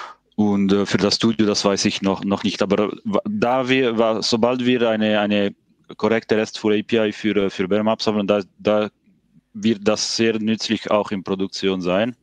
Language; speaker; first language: German; non-native, fluent; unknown